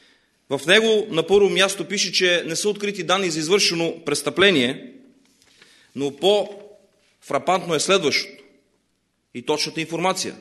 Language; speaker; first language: Bulgarian; native; Bulgarian